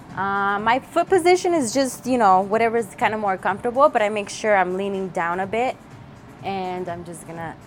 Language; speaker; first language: English; early bilingual, other home language; Spanish